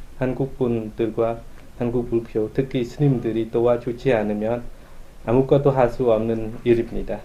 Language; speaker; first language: Korean; non-native, fluent; Khmer